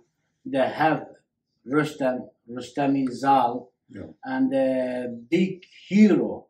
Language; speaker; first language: English; non-native, learner; Kurdish